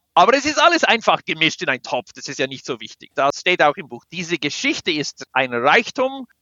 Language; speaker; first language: German; non-native, fluent; English